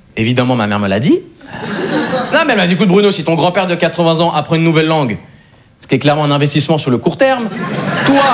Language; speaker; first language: French; native; French